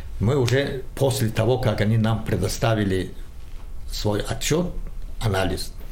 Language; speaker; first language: Russian; non-native, local second language; Tajik